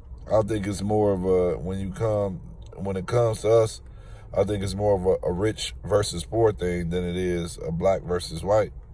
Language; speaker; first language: English; native; English